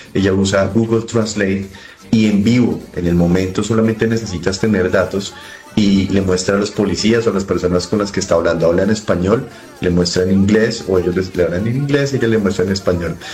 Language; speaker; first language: Spanish; native; Spanish